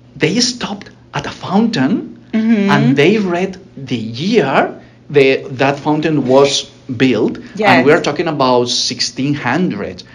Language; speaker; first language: English; non-native, fluent; Spanish